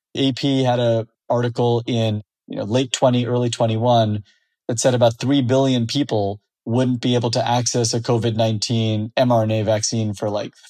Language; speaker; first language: English; native; English